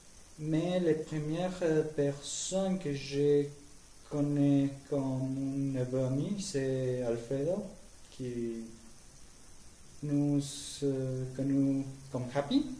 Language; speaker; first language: French; non-native, learner; Spanish